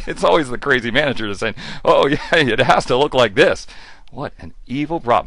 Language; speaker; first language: English; native; English